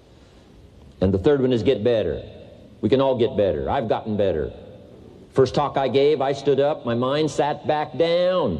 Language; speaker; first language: English; native; English